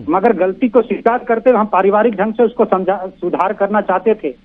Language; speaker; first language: Hindi; native; Hindi